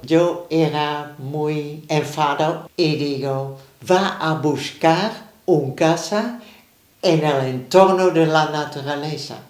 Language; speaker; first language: Spanish; non-native, learner; Dutch